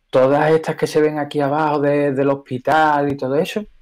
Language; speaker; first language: Spanish; native; Spanish